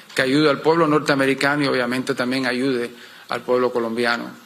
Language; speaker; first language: Spanish; early bilingual, heritage; Spanish